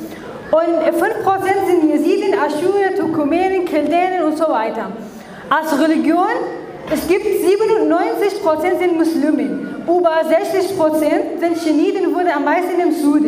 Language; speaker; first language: German; non-native, learner; Kurdish